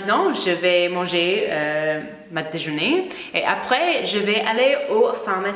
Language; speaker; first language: French; non-native, learner; English